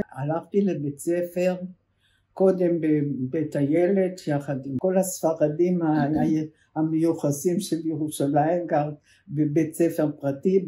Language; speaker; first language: Hebrew; early bilingual, other home language; German